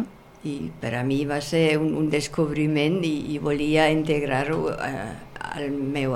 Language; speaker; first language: Catalan; non-native, fluent; German